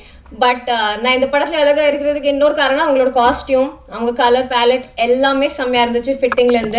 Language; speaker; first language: Tamil; non-native, fluent; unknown